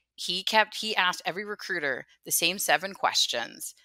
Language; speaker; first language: English; native; English